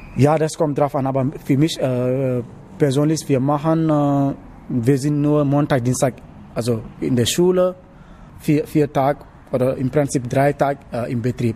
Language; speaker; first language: German; non-native, learner; Wolof